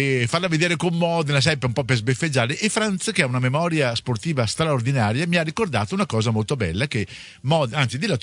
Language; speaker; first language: Italian; native; Italian